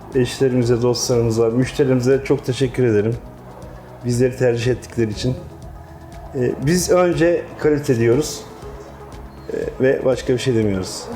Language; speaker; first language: Turkish; native; Turkish